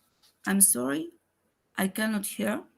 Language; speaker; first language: English; non-native, learner; Ukrainian